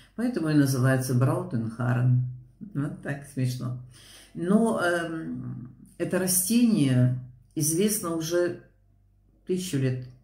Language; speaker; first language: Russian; native; Russian